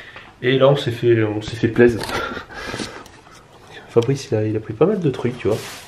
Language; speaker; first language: French; native; French